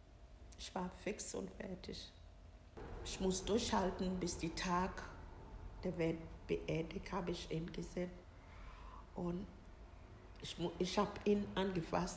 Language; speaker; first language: German; non-native, learner; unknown